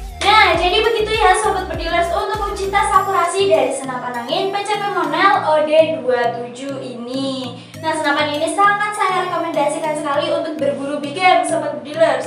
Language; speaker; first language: Indonesian; native; Indonesian